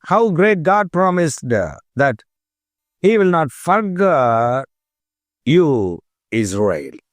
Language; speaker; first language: English; non-native, local second language; Tamil